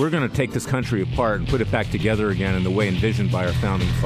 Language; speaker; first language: English; native; English